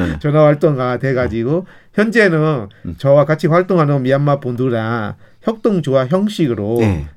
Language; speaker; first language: Korean; non-native, fluent; Burmese